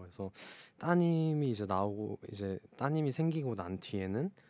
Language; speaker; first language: Korean; native; Korean